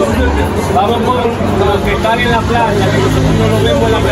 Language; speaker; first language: Spanish; native; Spanish